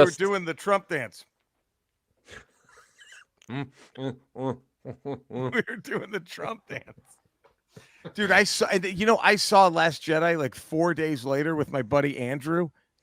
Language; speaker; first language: English; native; English